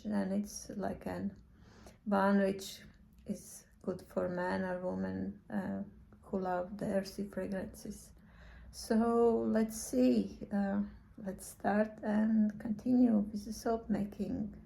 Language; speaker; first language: English; non-native, fluent; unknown